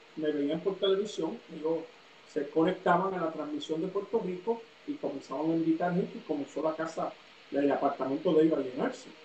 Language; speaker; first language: Spanish; early bilingual, heritage; Spanish